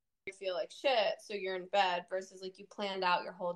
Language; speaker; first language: English; native; English